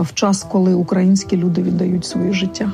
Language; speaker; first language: Polish; non-native, learner; Ukrainian